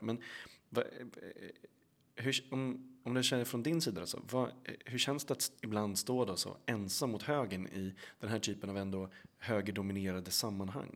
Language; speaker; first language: Swedish; native; Swedish